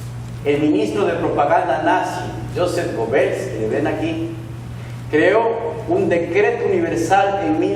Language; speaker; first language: Spanish; native; Spanish